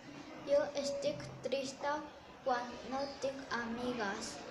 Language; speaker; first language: Catalan; non-native, learner; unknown